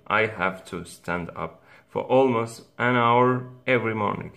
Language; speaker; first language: English; non-native, fluent; Turkish